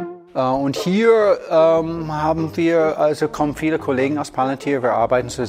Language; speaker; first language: German; non-native, fluent; English